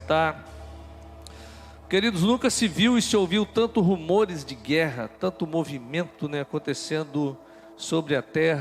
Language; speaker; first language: Portuguese; native; Portuguese